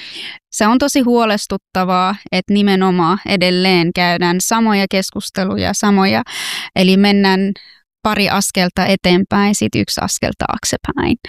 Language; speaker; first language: Finnish; non-native, fluent; Persian